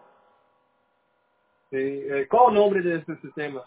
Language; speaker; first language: Spanish; non-native, learner; Portuguese